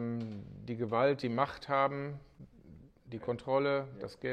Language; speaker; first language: German; native; German